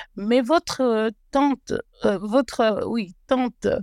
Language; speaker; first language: French; native; French